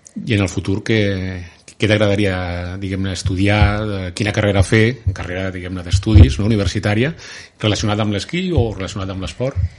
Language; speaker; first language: Catalan; native; Catalan